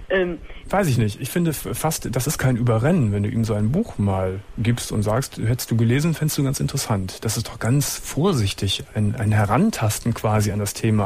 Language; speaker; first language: German; native; German